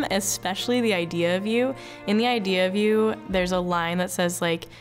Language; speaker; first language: English; native; English